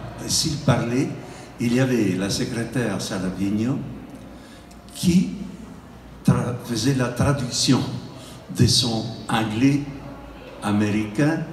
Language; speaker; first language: French; non-native, fluent; Italian